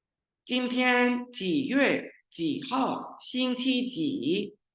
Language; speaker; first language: Chinese; non-native, learner; Urdu